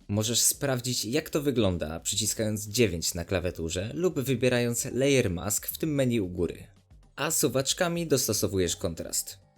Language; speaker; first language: Polish; native; Polish